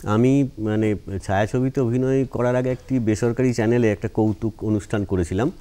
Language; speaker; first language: Bangla; native; Bangla